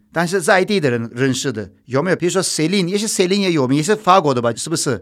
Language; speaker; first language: Chinese; non-native, fluent; Turkish